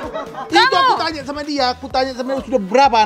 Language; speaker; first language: Indonesian; native; Indonesian